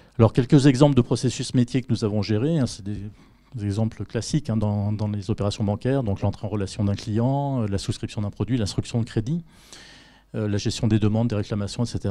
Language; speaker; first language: French; native; French